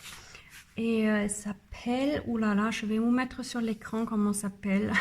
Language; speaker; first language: French; non-native, learner; German